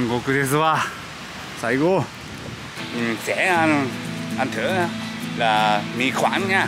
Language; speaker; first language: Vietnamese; non-native, learner; Japanese